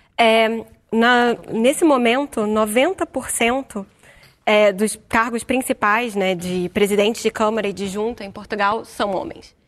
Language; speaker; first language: Portuguese; native; Portuguese